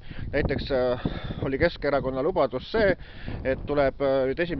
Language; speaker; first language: Estonian; native; Estonian